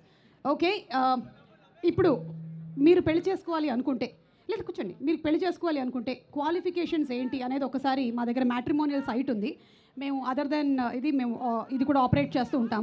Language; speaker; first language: Telugu; native; Telugu